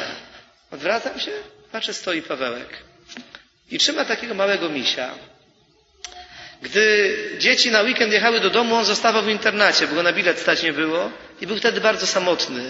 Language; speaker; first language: Polish; native; Polish